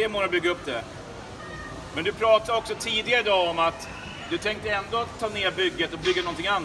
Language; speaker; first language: Swedish; native; Swedish